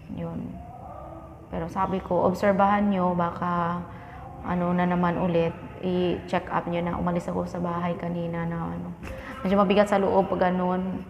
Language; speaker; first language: Filipino; non-native, local second language; Cebuano